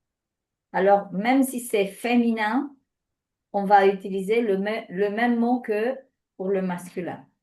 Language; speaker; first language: French; non-native, fluent; Spanish